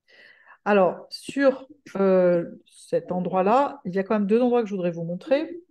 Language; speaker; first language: French; native; French